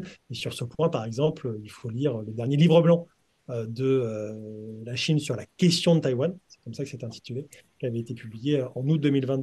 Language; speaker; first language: French; native; French